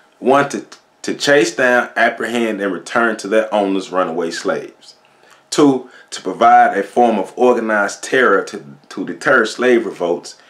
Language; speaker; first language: English; native; English